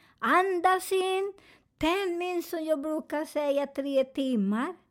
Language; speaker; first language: Swedish; non-native, learner; Spanish